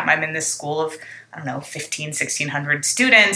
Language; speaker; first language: English; native; English